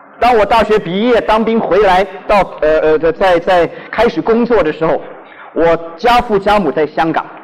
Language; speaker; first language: Chinese; non-native, local second language; Cantonese